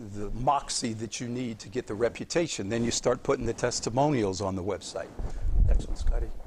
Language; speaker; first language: English; native; English